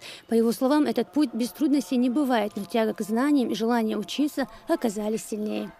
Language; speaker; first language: Russian; native; Russian